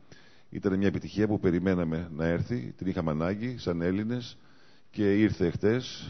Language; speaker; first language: Greek; native; Greek